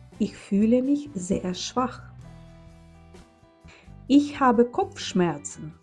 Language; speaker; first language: German; non-native, fluent; Ukrainian